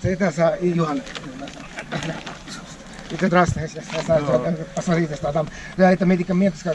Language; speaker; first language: Russian; non-native, learner; Estonian